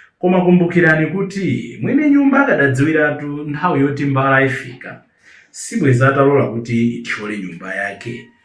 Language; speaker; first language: Nyanja; native; Nyanja